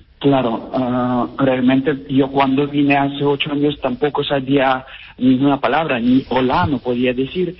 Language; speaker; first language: Spanish; non-native, fluent; Russian